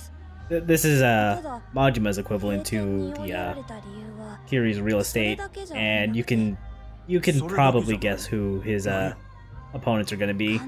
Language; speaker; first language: English; native; English